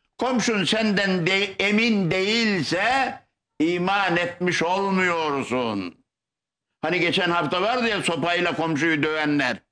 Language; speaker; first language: Turkish; native; Turkish